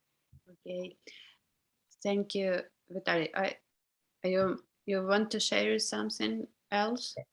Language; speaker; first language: English; non-native, learner; Ukrainian